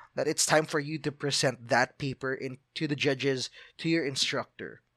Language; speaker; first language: English; non-native, local second language; Filipino